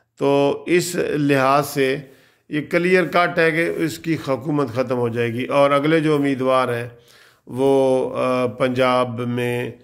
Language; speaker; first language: Urdu; native; Urdu